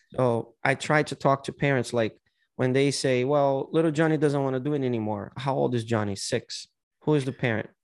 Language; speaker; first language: English; non-native, fluent; Portuguese